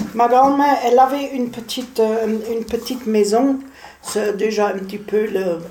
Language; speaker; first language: French; non-native, fluent; German